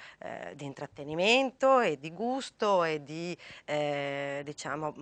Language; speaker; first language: Italian; native; Italian